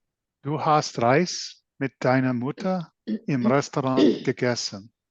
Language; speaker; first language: German; non-native, learner; English